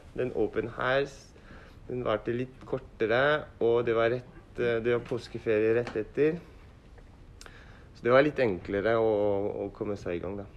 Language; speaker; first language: Norwegian; non-native, learner; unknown